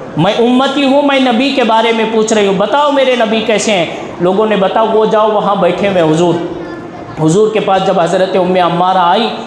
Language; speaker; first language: Urdu; native; Urdu